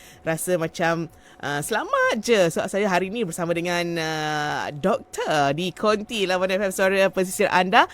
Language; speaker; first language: Malay; native; Malay